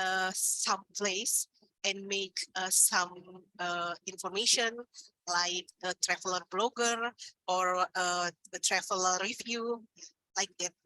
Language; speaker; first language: English; non-native, learner; Indonesian